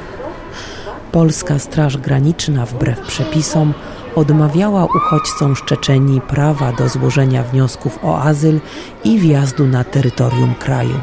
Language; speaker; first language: Polish; native; Polish